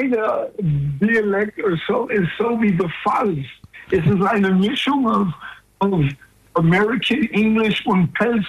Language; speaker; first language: German; non-native, learner; English